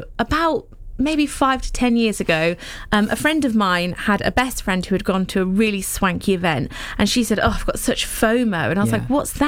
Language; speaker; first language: English; native; English